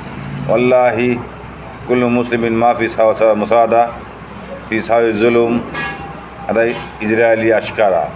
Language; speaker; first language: Arabic; non-native, learner; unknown